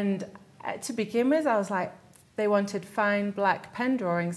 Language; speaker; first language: English; native; English